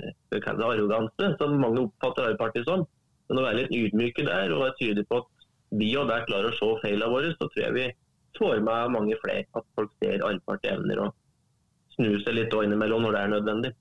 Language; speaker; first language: Norwegian; native; Norwegian